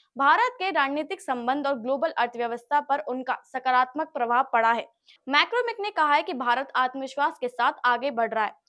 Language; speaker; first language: Hindi; native; Hindi